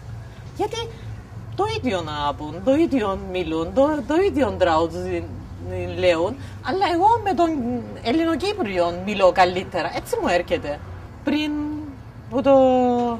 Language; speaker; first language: Greek; non-native, local second language; Turkish